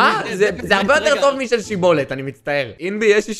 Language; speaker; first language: Hebrew; native; Hebrew